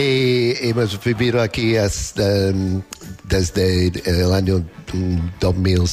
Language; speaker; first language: Spanish; non-native, fluent; English